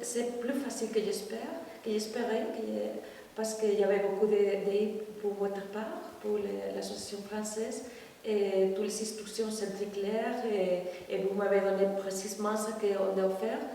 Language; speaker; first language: French; non-native, learner; Spanish